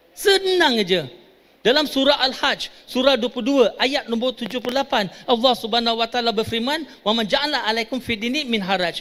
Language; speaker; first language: Malay; non-native, local second language; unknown